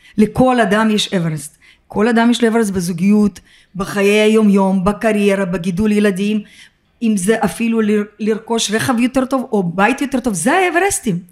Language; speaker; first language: Hebrew; early bilingual, other home language; Russian